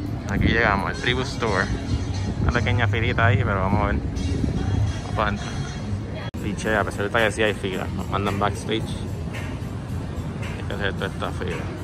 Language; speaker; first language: Spanish; early bilingual, heritage; Spanish